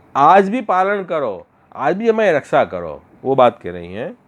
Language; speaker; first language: Hindi; non-native, local second language; Gujarati